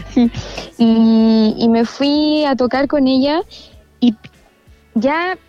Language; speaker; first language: Spanish; native; Spanish